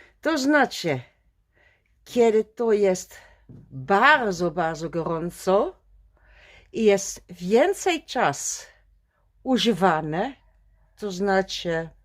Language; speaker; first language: Polish; non-native, learner; Dutch